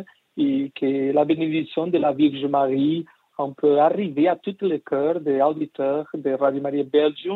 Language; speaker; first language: French; non-native, learner; Portuguese